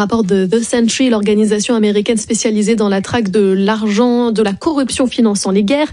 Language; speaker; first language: French; native; French